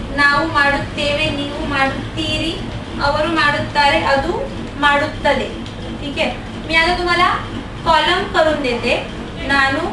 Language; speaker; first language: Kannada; non-native, fluent; Marathi